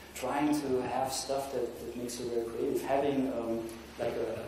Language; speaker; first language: English; non-native, fluent; German